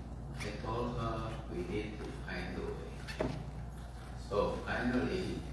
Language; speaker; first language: English; non-native, fluent; Indonesian